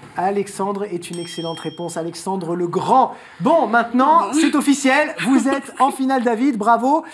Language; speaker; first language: French; native; French